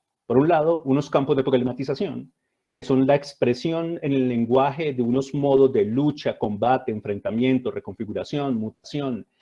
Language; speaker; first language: Spanish; native; Spanish